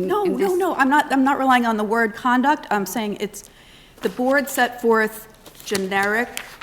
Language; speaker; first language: English; native; English